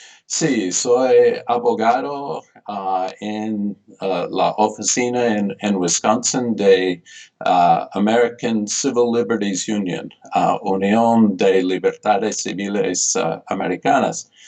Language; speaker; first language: Spanish; non-native, fluent; English